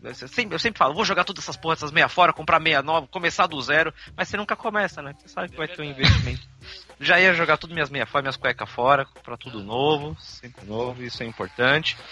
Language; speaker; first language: Portuguese; native; Portuguese